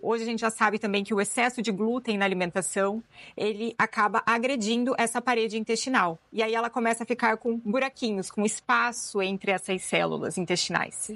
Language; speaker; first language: Portuguese; native; Portuguese